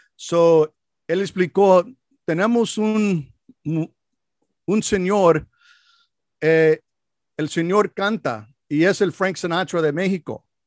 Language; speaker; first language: Spanish; non-native, learner; English